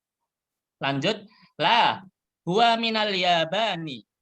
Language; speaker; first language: Arabic; non-native, fluent; Indonesian